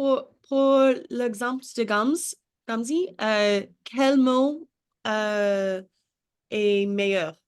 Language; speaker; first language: French; non-native, learner; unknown